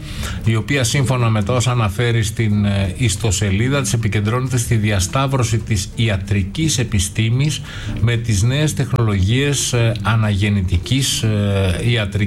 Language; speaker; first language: Greek; native; Greek